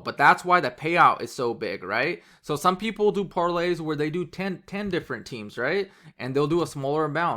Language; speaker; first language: English; native; English